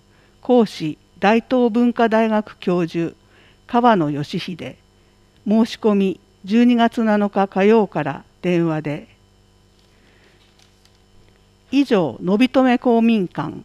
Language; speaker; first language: Japanese; native; Japanese